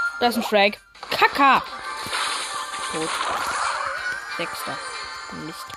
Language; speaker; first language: German; native; German